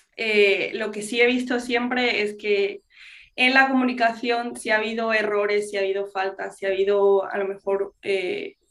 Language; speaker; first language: Spanish; non-native, local second language; English